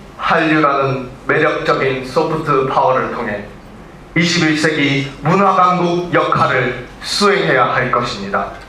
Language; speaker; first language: Korean; early bilingual, heritage; Korean